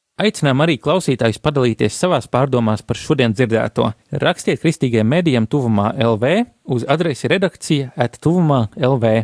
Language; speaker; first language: Latvian; early bilingual, heritage; Latvian